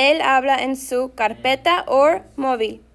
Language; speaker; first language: Spanish; non-native, fluent; English